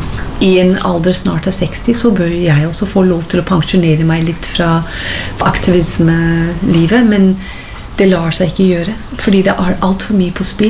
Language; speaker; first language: Norwegian; non-native, fluent; English